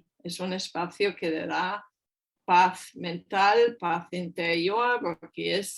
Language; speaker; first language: Spanish; non-native, fluent; German